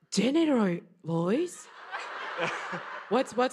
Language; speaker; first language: English; non-native, learner; Japanese